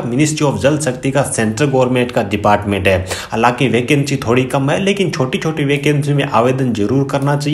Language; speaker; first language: Hindi; native; Hindi